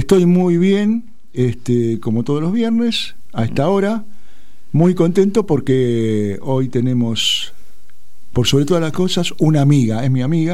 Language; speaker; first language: Spanish; native; Spanish